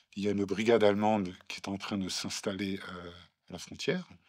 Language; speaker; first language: French; native; French